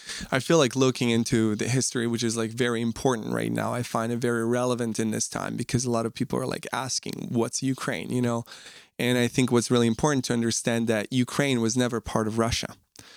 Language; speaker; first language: English; non-native, fluent; Ukrainian